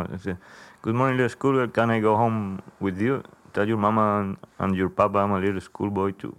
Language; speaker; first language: English; non-native, fluent; Spanish